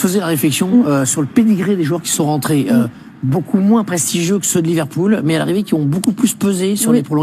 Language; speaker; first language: French; native; French